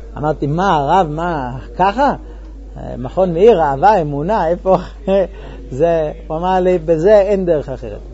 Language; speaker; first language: Hebrew; non-native, fluent; English